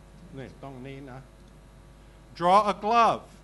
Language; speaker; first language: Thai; non-native, fluent; English